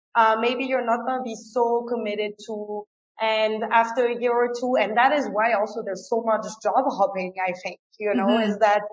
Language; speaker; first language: English; non-native, fluent; French